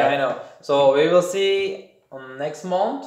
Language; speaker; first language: English; non-native, learner; Turkish